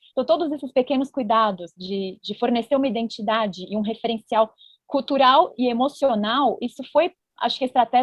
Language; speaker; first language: Portuguese; native; Portuguese